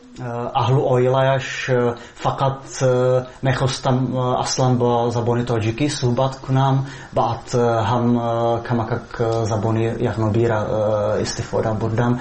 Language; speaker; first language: Persian; non-native, fluent; Czech